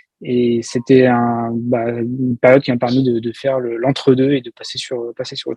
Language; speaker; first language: French; native; French